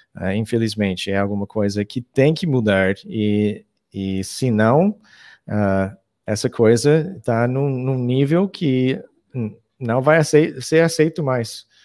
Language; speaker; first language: Portuguese; non-native, fluent; English